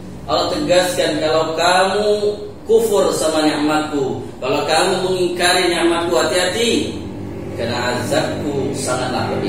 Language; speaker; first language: Indonesian; native; Indonesian